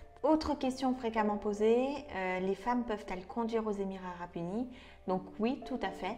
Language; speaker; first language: French; native; French